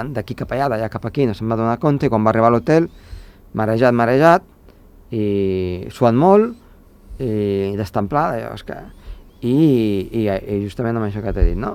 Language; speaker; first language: Catalan; native; Catalan